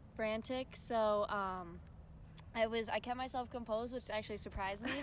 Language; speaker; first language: English; native; English